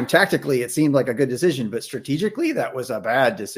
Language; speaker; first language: English; native; English